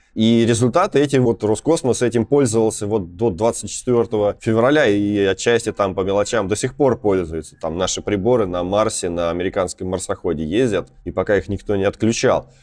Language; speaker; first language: Russian; native; Russian